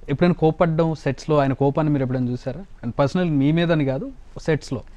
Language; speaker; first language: Telugu; native; Telugu